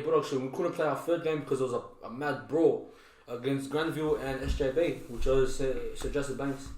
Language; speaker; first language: English; native; English